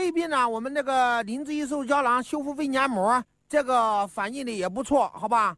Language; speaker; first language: Chinese; native; Chinese